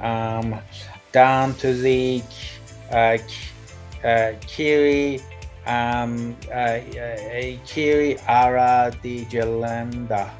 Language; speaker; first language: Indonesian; non-native, learner; English